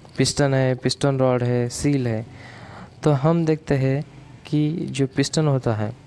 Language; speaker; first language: Hindi; non-native, local second language; Marathi